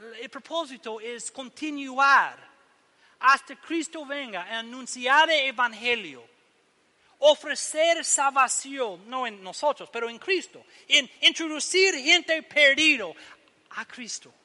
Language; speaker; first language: Spanish; non-native, learner; English